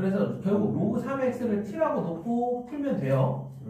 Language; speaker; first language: Korean; native; Korean